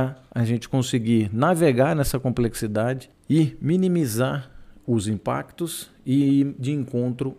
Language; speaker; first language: Portuguese; native; Portuguese